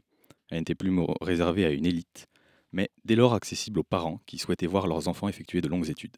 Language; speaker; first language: French; native; French